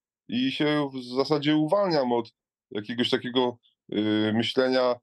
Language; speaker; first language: Polish; native; Polish